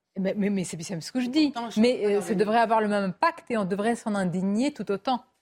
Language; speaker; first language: French; native; French